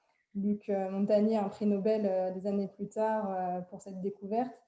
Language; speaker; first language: French; native; French